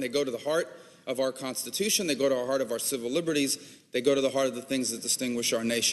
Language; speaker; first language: English; native; English